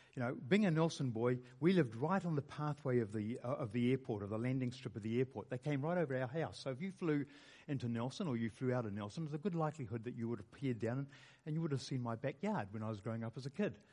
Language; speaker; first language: English; native; English